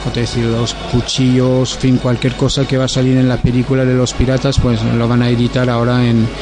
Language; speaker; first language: Spanish; non-native, fluent; French